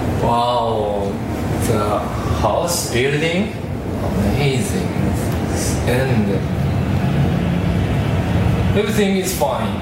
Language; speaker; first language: English; non-native, learner; Japanese